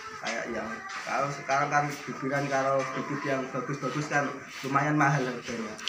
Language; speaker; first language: Malay; non-native, local second language; Javanese